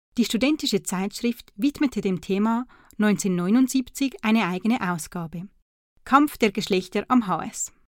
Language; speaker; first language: German; native; German